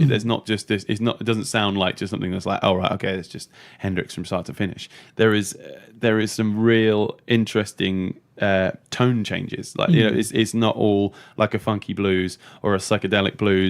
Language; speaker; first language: English; native; English